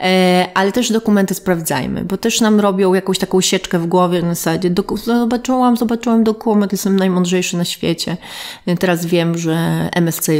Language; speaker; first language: Polish; native; Polish